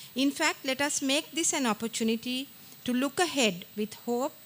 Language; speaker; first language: English; non-native, local second language; Sinhala